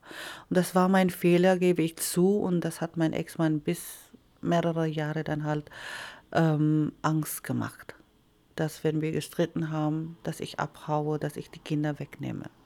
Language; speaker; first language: German; non-native, fluent; Iloko